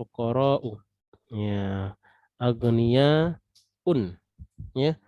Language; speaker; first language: Arabic; non-native, fluent; Indonesian